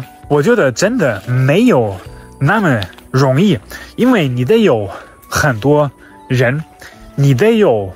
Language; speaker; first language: Chinese; non-native, fluent; German